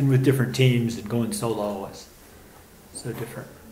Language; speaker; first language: English; native; English